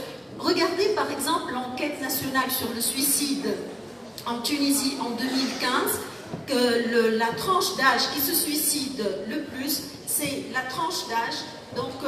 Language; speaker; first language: French; non-native, local second language; Arabic